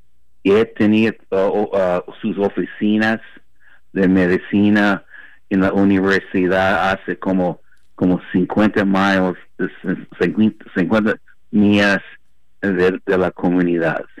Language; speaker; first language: Spanish; early bilingual, heritage; Spanish